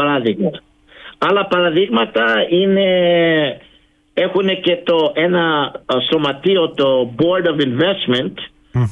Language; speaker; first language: Greek; early bilingual, heritage; Greek